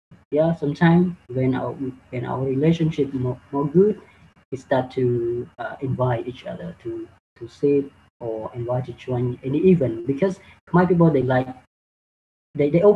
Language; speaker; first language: English; non-native, learner; Khmer